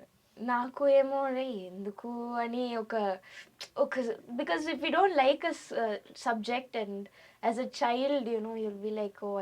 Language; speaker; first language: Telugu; non-native, learner; Tamil